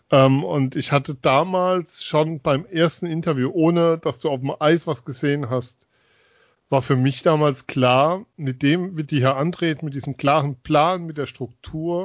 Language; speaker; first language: German; native; German